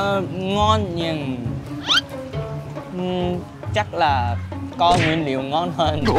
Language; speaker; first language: Vietnamese; early bilingual, other home language; Korean